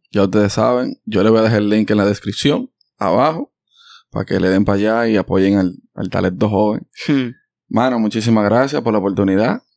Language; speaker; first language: Spanish; native; Spanish